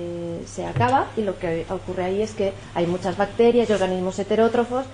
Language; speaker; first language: Spanish; native; Spanish